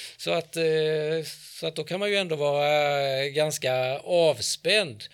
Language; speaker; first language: Swedish; native; Swedish